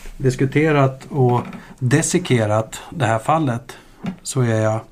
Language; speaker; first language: Swedish; early bilingual, other home language; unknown